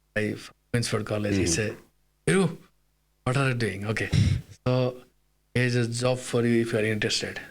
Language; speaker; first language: English; non-native, fluent; Nepali